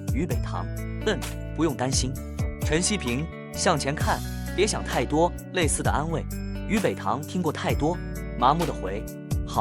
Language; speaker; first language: Chinese; native; Chinese